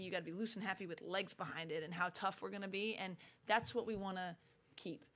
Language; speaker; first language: English; native; English